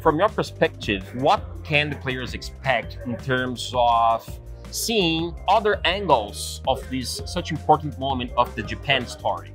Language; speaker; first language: English; non-native, fluent; Portuguese